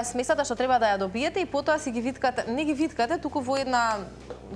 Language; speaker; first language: Macedonian; native; Macedonian